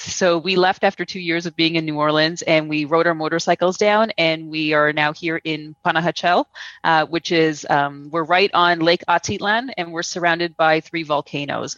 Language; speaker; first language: English; native; English